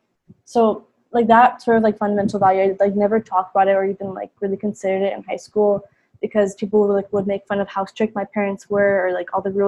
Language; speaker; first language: English; native; English